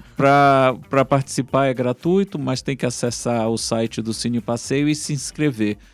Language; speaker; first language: Portuguese; native; Portuguese